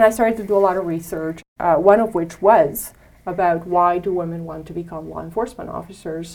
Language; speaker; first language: English; non-native, fluent; Romanian